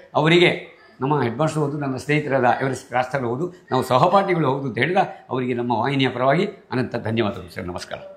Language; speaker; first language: Kannada; non-native, local second language; Marathi